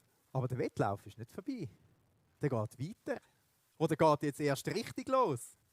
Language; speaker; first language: German; native; German